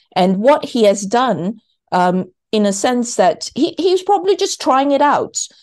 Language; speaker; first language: English; non-native, local second language; Cantonese